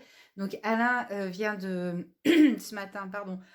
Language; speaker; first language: French; native; French